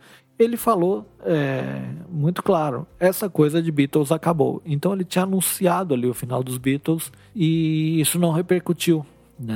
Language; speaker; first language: Portuguese; native; Portuguese